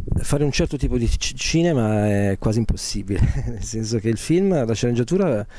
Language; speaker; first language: Italian; native; Italian